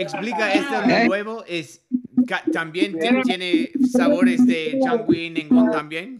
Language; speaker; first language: Spanish; non-native, learner; English